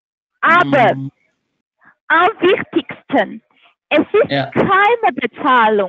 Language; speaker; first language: German; non-native, learner; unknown